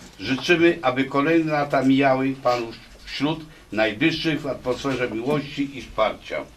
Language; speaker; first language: Polish; native; Polish